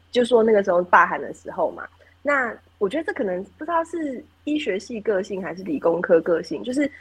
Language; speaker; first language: Chinese; native; Chinese